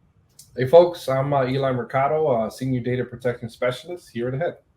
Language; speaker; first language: English; native; English